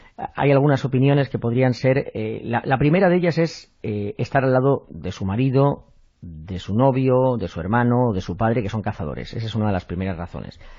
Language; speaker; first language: Spanish; native; Spanish